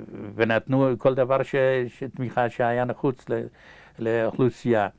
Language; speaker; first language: Hebrew; non-native, fluent; Yiddish